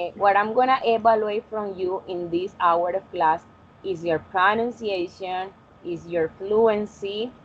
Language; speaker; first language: English; non-native, fluent; Spanish